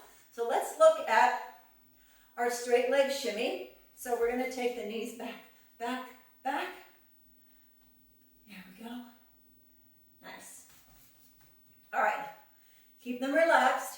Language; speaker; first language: English; native; English